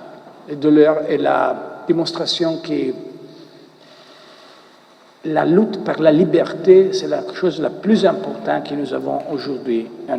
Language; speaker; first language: French; non-native, fluent; Italian